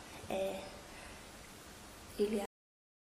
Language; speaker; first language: French; non-native, learner; English